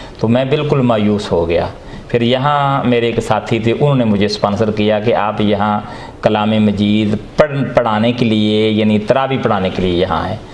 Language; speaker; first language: Urdu; non-native, local second language; Punjabi